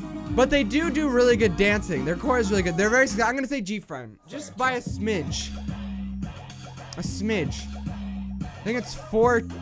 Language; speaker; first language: English; native; English